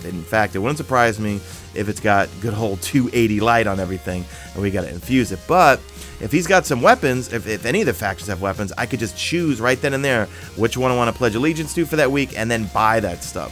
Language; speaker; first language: English; native; English